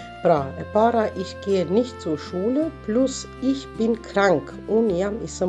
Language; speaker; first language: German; non-native, fluent; Albanian